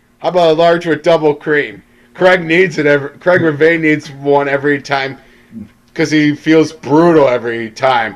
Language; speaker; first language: English; native; English